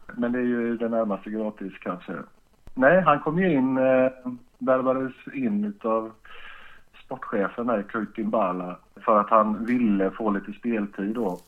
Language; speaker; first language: Swedish; native; Swedish